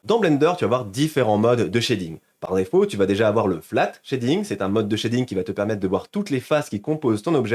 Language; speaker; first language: French; native; French